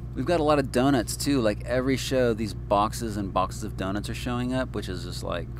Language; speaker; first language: English; native; English